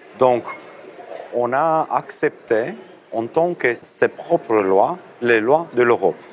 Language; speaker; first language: French; non-native, fluent; Romanian